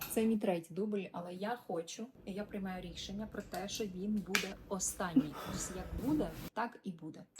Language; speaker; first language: Ukrainian; non-native, local second language; Russian